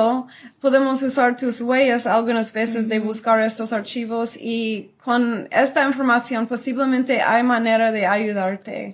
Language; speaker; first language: Spanish; non-native, fluent; English